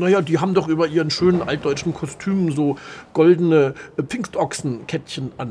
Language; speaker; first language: German; native; German